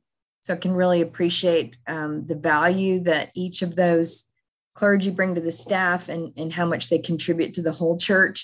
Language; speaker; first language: English; native; English